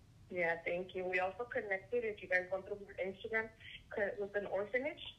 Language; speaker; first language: English; early bilingual, other home language; Spanish